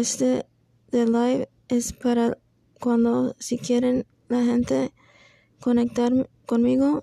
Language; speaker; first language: Spanish; non-native, learner; English